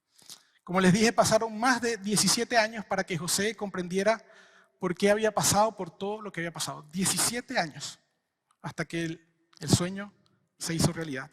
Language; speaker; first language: Spanish; native; Spanish